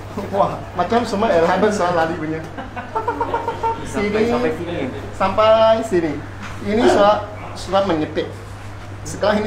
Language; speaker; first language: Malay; non-native, local second language; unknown